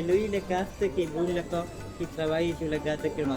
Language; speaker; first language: French; non-native, learner; Hindi